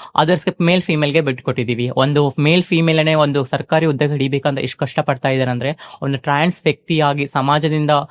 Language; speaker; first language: Kannada; native; Kannada